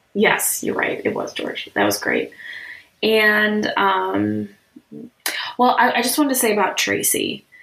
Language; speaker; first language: English; native; English